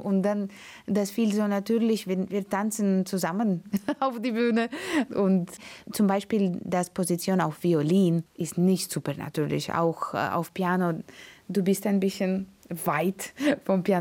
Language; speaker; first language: German; non-native, learner; Russian